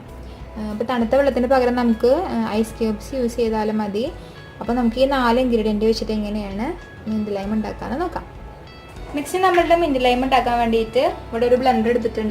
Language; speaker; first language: Malayalam; native; Malayalam